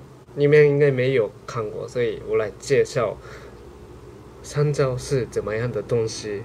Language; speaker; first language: Chinese; non-native, learner; Japanese